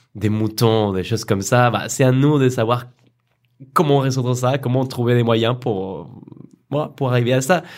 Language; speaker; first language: French; non-native, fluent; Spanish